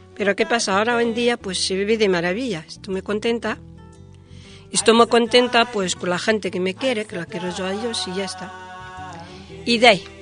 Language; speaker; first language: Spanish; non-native, fluent; Arabic